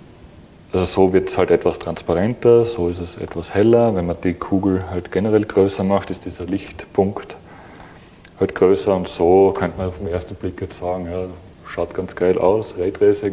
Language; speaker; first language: German; native; German